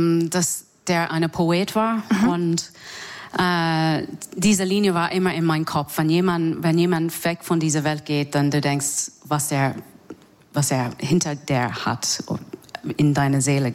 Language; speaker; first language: German; non-native, fluent; English